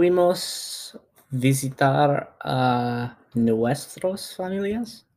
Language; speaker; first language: Spanish; non-native, learner; English